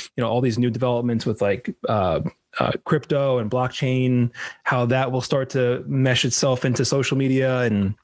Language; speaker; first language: English; native; English